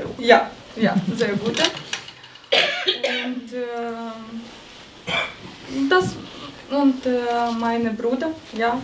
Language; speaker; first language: German; non-native, learner; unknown